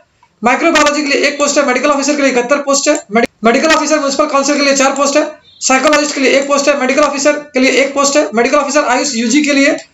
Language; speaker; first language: Hindi; native; Hindi